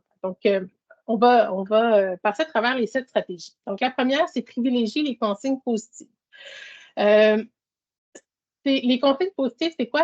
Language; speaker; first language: French; native; French